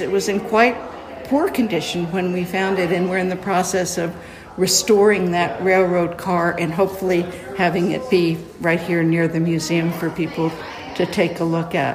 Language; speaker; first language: English; native; English